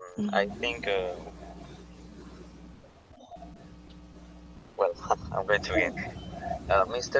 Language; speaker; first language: English; non-native, learner; Spanish